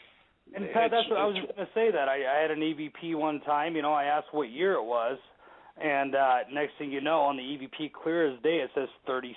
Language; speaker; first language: English; native; English